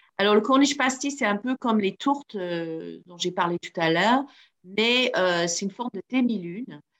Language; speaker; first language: French; non-native, fluent; English